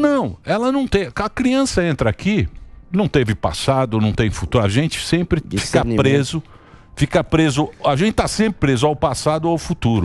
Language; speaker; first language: Portuguese; native; Portuguese